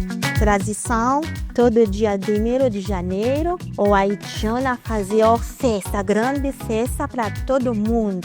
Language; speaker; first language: Portuguese; non-native, learner; Haitian Creole